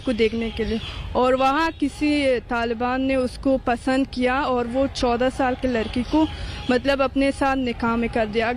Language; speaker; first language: Hindi; non-native, fluent; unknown